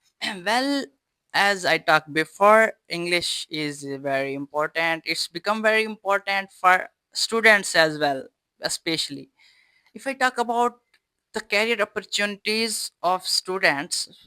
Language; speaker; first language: English; non-native, fluent; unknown